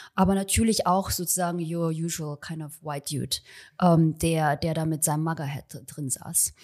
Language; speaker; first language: German; early bilingual, other home language; Chinese